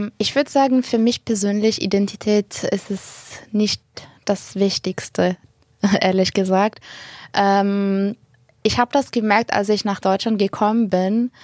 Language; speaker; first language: German; non-native, fluent; Arabic